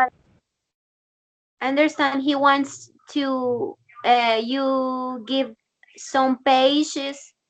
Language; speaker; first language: English; non-native, learner; Spanish